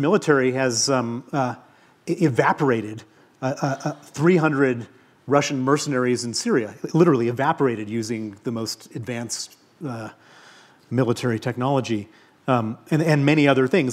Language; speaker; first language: English; native; English